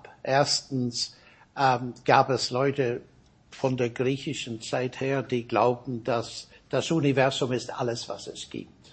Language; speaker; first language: German; non-native, fluent; English